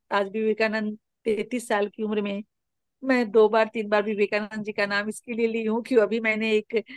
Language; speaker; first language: Hindi; native; Hindi